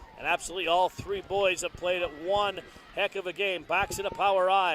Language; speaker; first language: English; native; English